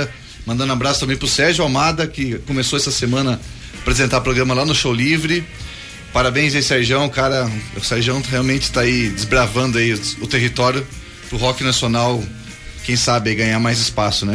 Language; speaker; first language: Portuguese; native; Portuguese